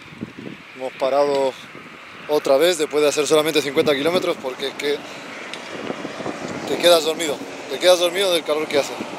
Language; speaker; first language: Spanish; native; Spanish